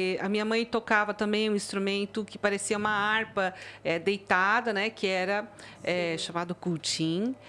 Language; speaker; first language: Portuguese; early bilingual, other home language; Chinese